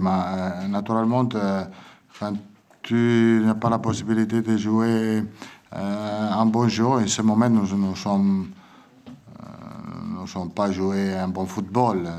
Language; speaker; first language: French; non-native, learner; Italian